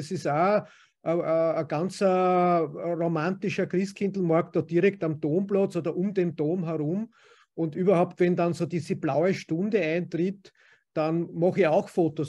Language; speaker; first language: German; native; German